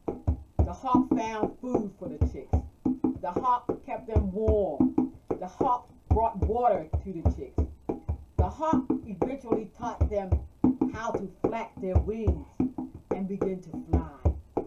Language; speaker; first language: English; native; English